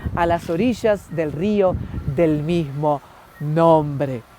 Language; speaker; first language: Spanish; non-native, fluent; Ukrainian